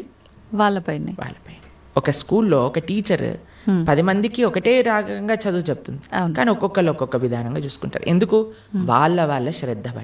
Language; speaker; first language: Telugu; native; Telugu